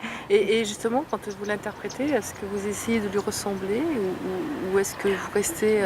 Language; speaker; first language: French; native; French